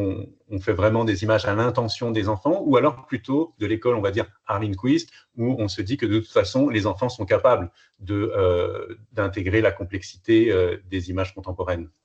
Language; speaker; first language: French; native; French